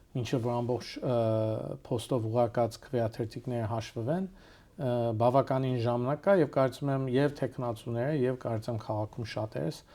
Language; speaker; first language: Armenian; early bilingual, heritage; Armenian